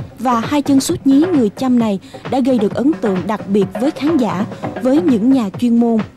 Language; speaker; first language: Vietnamese; native; Vietnamese